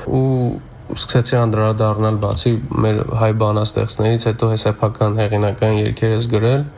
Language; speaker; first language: Armenian; native; Armenian